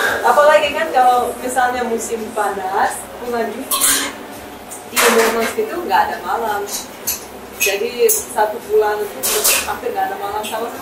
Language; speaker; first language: Indonesian; non-native, fluent; Russian